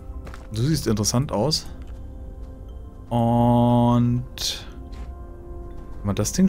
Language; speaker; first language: German; native; German